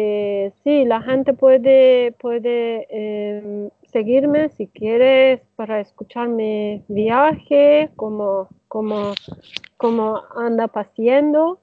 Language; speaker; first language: Spanish; non-native, learner; Turkish